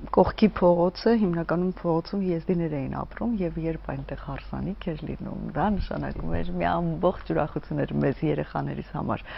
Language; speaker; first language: Armenian; native; Armenian